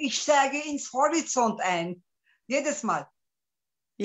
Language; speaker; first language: German; non-native, local second language; Turkish